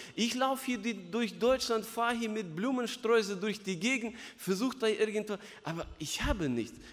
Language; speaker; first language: German; non-native, fluent; Russian